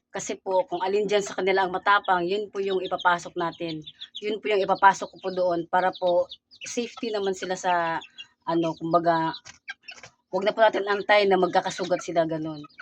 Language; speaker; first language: Filipino; non-native, local second language; Cebuano